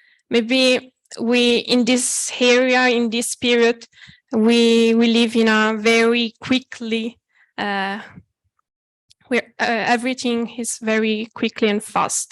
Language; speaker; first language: English; non-native, fluent; Italian